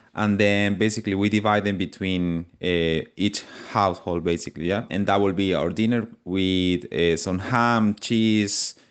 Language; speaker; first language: English; non-native, fluent; Spanish